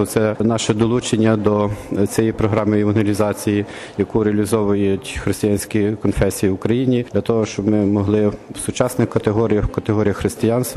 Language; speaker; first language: Ukrainian; native; Ukrainian